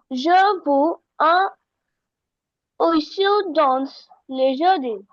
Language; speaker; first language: French; non-native, learner; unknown